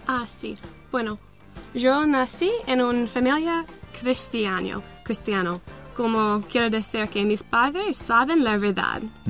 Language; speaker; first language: Spanish; non-native, learner; English